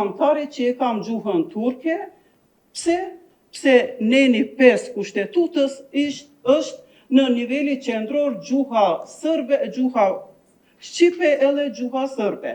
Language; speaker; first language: Albanian; non-native, local second language; Turkish